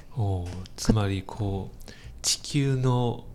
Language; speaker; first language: Japanese; non-native, fluent; Chinese